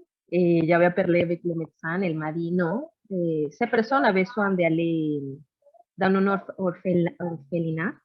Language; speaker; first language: French; non-native, learner; Spanish